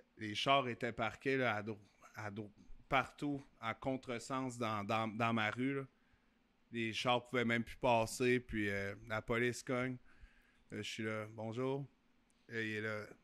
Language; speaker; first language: French; native; French